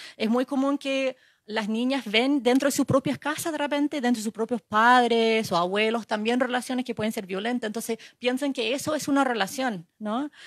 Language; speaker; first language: Spanish; non-native, fluent; English